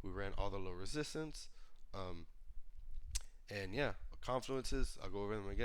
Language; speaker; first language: English; native; English